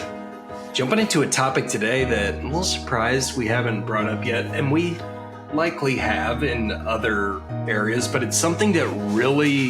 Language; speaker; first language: English; native; English